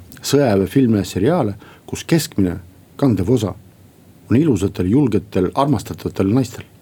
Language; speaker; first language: Estonian; non-native, local second language; Russian